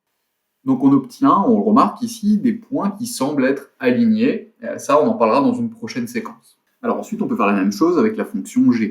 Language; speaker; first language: French; native; French